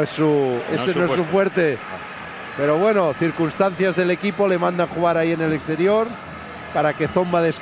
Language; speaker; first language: Spanish; native; Spanish